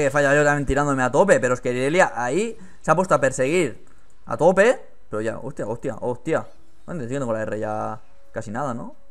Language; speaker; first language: Spanish; native; Spanish